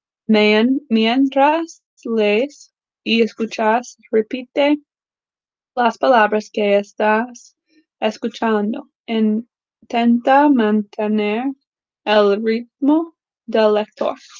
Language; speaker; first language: Spanish; non-native, learner; English